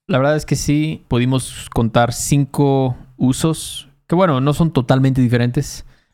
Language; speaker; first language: Spanish; native; Spanish